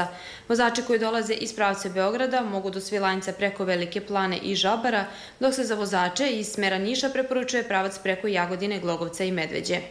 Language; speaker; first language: Serbian; native; Serbian